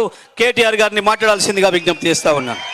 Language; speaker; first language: Telugu; native; Telugu